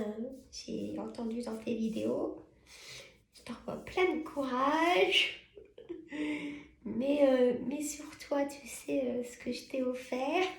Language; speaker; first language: French; native; French